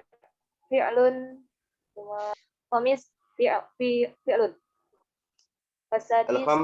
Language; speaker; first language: Arabic; non-native, learner; Indonesian